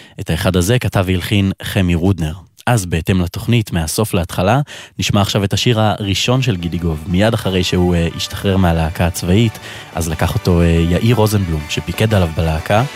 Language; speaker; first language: Hebrew; native; Hebrew